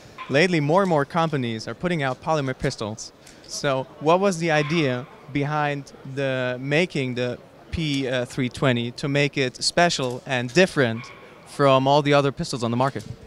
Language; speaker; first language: English; non-native, fluent; German